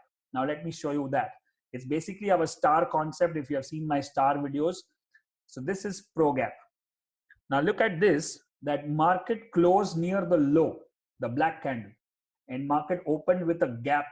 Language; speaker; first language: English; non-native, local second language; Hindi